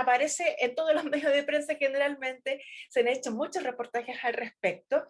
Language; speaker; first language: Spanish; native; Spanish